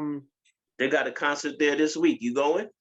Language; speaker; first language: English; native; English